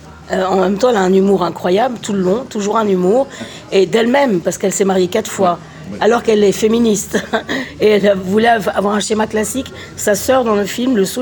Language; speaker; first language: French; native; French